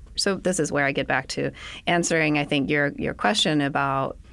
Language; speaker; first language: English; non-native, fluent; Danish